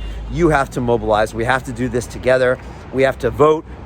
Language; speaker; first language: English; native; English